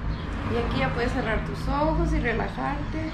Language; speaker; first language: Spanish; native; Spanish